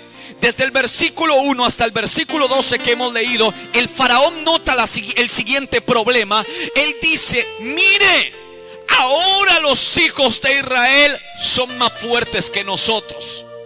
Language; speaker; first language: Spanish; native; Spanish